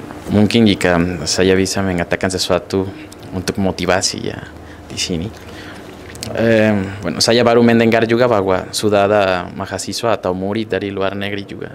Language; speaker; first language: Indonesian; non-native, fluent; Spanish